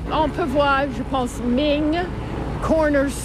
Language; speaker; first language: French; non-native, learner; English